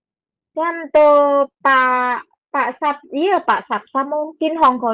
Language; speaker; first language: Cantonese; non-native, learner; Indonesian